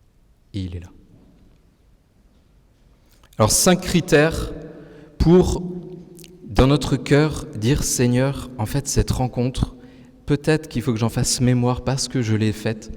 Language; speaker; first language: French; native; French